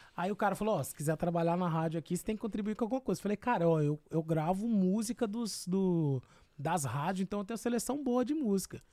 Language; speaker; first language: Portuguese; native; Portuguese